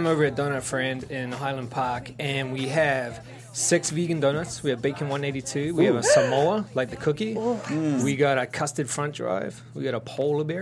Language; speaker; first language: English; native; English